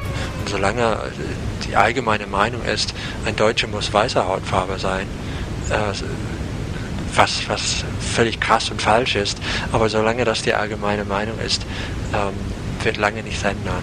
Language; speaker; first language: German; non-native, fluent; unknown